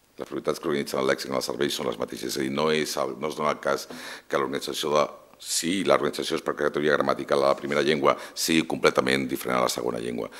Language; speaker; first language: Catalan; non-native, local second language; Spanish